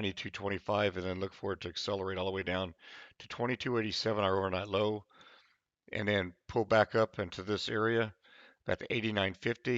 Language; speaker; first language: English; native; English